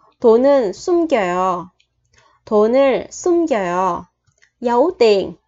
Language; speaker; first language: Korean; non-native, fluent; Vietnamese